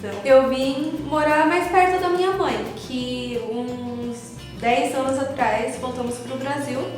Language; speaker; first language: Portuguese; early bilingual, other home language; English